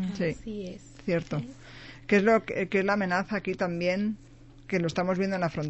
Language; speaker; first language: Spanish; native; Spanish